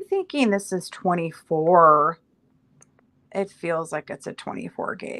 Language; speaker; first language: English; native; English